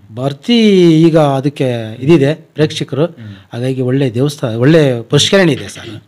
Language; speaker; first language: Kannada; native; Kannada